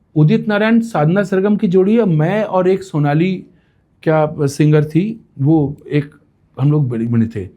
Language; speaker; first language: Hindi; non-native, local second language; Bangla